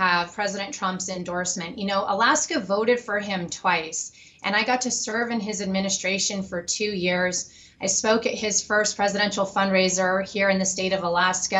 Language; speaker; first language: English; native; English